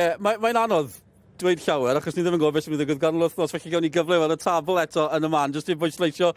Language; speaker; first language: Welsh; native; Welsh